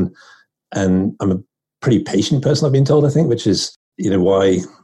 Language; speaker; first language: English; native; English